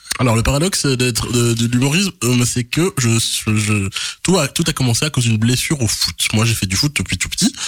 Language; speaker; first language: French; early bilingual, other home language; Lingala